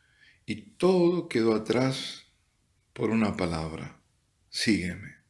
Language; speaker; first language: Spanish; native; Spanish